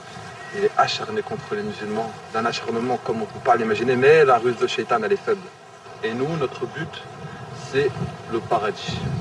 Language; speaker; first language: French; native; French